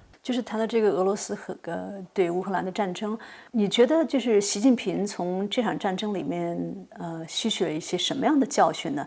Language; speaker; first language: Chinese; native; Chinese